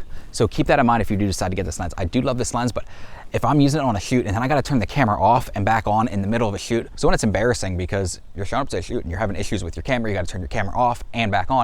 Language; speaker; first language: English; native; English